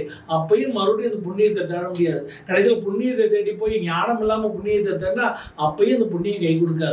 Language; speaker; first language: Tamil; native; Tamil